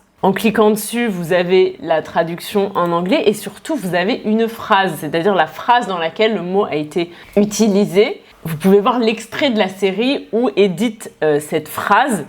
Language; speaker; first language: French; native; French